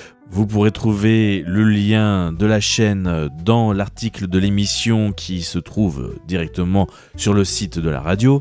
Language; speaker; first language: French; native; French